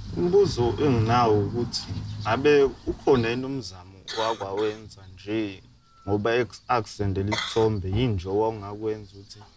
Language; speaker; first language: Zulu; native; Zulu